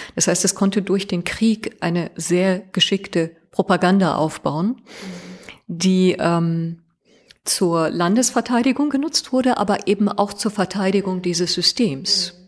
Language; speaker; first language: German; early bilingual, other home language; Persian